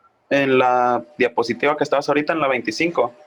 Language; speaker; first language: Spanish; native; Spanish